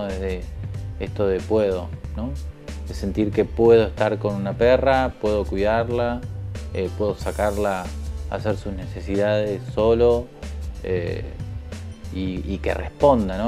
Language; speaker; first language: Spanish; native; Spanish